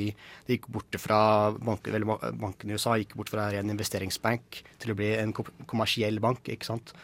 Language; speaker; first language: Norwegian; native; Norwegian